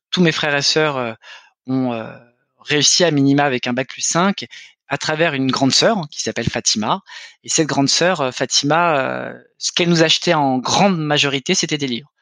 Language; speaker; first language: French; native; French